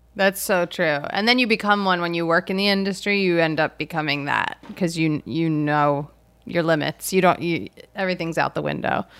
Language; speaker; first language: English; native; English